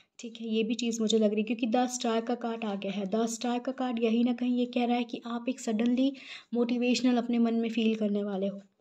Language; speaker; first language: Hindi; native; Hindi